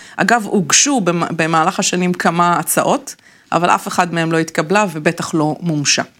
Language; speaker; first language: Hebrew; native; Hebrew